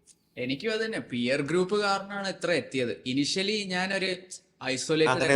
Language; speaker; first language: Malayalam; native; Malayalam